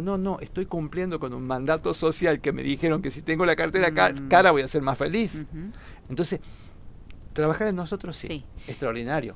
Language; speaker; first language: Spanish; native; Spanish